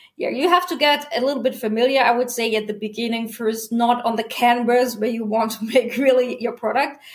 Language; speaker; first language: English; non-native, fluent; German